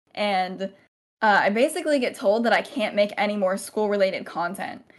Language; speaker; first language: English; native; English